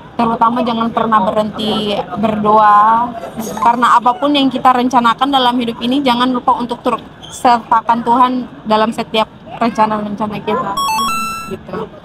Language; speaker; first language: Indonesian; native; Indonesian